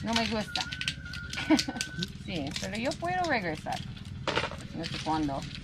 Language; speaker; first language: Spanish; non-native, learner; English